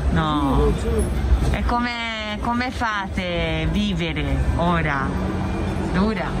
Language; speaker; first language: Italian; non-native, fluent; Japanese